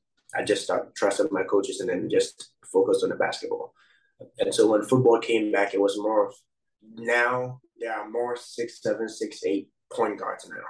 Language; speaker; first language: English; non-native, local second language; Akan